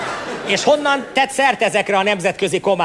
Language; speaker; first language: Hungarian; native; Hungarian